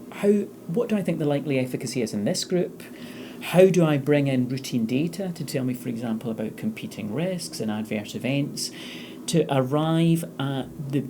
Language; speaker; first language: English; native; English